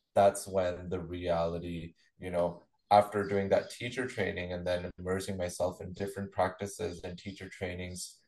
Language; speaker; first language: English; non-native, local second language; Punjabi